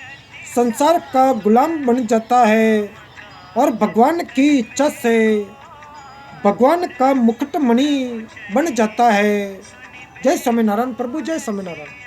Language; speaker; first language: Hindi; native; Hindi